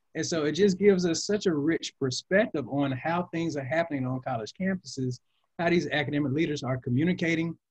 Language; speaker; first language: English; native; English